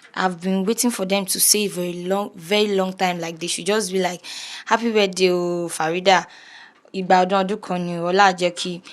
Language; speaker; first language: English; non-native, local second language; Yoruba